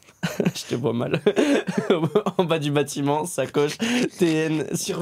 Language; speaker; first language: French; native; French